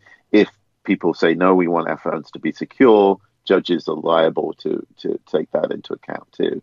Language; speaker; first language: English; native; English